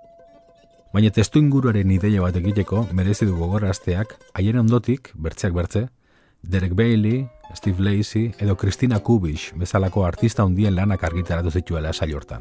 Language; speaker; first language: Basque; native; Basque